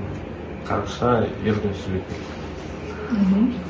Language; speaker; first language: Kazakh; non-native, local second language; Azerbaijani